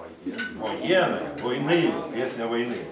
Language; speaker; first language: Russian; non-native, fluent; Lithuanian